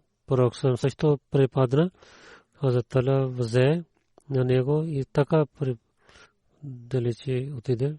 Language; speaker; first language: Bulgarian; non-native, learner; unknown